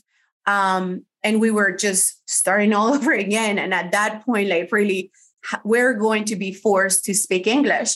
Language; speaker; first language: English; non-native, fluent; Spanish